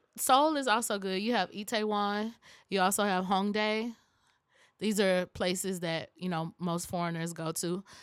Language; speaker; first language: English; native; English